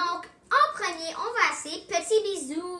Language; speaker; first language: French; non-native, local second language; English